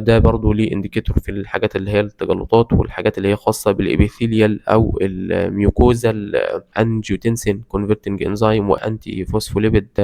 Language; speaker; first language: Arabic; native; Arabic